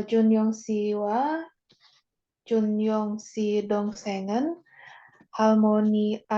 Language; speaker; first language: Korean; non-native, learner; Indonesian